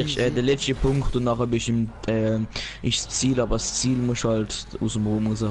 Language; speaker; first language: German; native; German